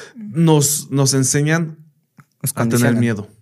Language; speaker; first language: Spanish; early bilingual, heritage; Spanish